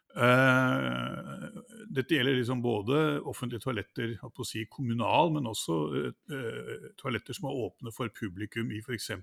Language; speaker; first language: Norwegian; native; Norwegian